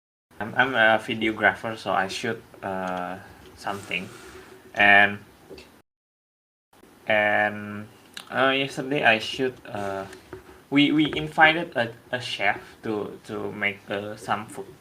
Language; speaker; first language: English; non-native, learner; Indonesian